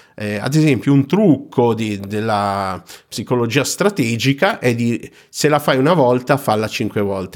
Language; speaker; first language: Italian; native; Italian